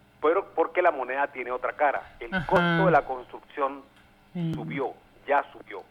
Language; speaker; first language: Spanish; native; Spanish